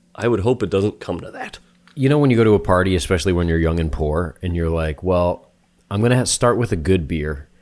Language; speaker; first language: English; native; English